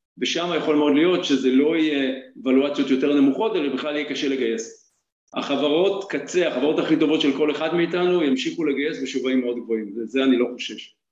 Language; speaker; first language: Hebrew; native; Hebrew